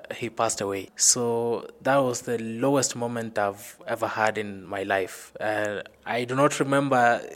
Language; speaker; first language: English; non-native, local second language; Luyia